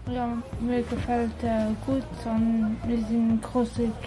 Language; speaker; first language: German; non-native, learner; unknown